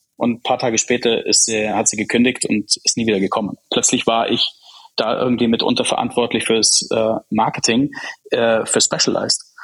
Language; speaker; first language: German; early bilingual, other home language; Czech